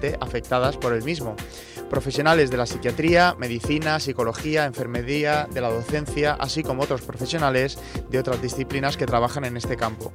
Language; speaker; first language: Spanish; native; Spanish